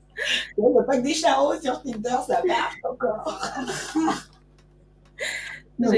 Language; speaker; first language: French; native; French